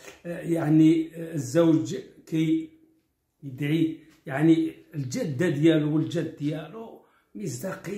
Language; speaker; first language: Arabic; native; Arabic